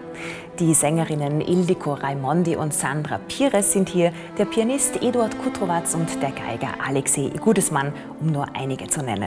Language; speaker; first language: German; native; German